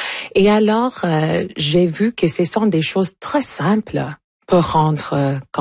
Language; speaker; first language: French; non-native, fluent; Italian